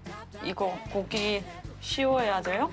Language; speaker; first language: Korean; non-native, learner; German